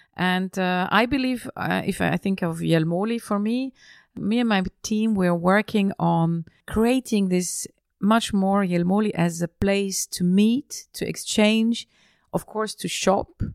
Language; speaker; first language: English; non-native, fluent; German